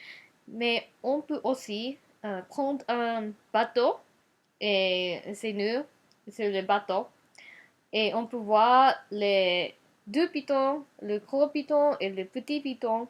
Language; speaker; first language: French; non-native, learner; Japanese